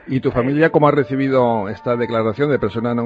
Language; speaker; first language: Spanish; native; Spanish